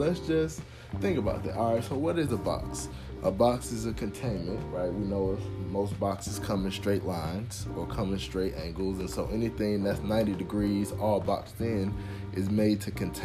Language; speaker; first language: English; native; English